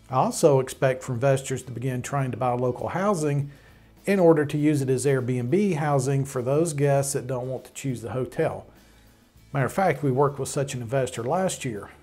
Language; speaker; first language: English; native; English